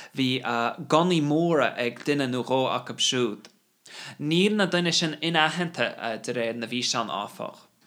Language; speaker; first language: Irish; non-native, local second language; English